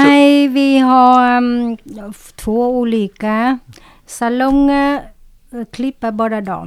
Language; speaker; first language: Swedish; non-native, learner; Vietnamese